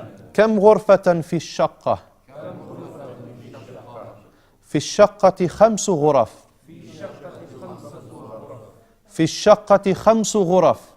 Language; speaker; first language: Arabic; non-native, fluent; English